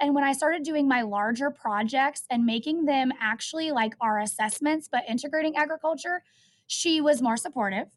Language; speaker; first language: English; native; English